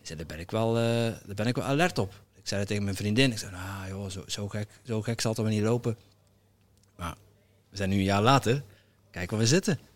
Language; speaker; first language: Dutch; native; Dutch